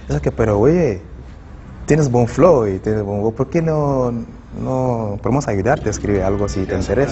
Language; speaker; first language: Spanish; non-native, fluent; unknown